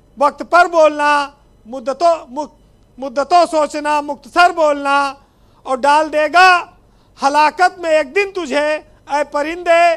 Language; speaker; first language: Hindi; native; Hindi